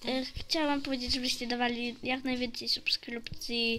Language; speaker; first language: Polish; native; Polish